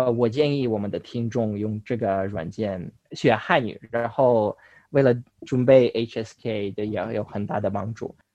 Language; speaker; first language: Chinese; non-native, fluent; Russian